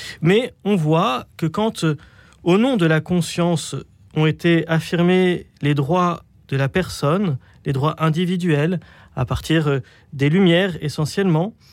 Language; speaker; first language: French; native; French